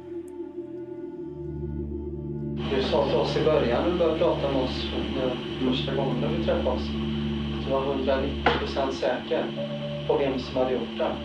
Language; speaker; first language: Swedish; non-native, fluent; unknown